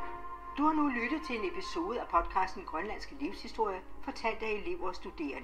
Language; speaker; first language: Danish; native; Danish